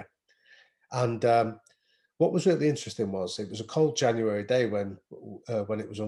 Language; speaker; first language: English; native; English